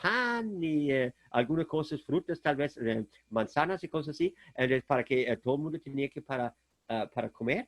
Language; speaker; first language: Spanish; non-native, fluent; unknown